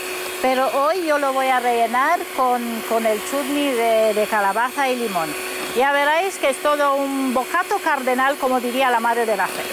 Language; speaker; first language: Spanish; non-native, fluent; Romanian